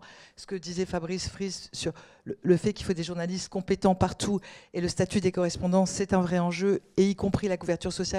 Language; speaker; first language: French; native; French